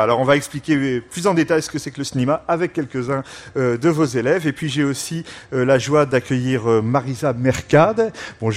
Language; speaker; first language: French; native; French